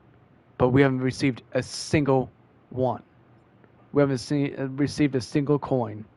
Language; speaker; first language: English; native; English